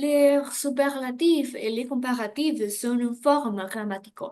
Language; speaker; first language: French; non-native, learner; Spanish